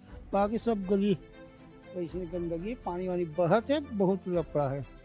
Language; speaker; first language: Hindi; non-native, local second language; Chhattisgarhi